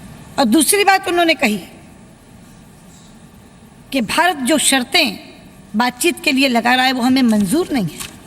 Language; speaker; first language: Hindi; native; Hindi